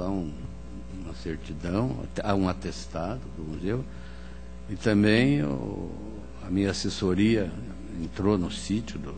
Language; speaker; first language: Portuguese; native; Portuguese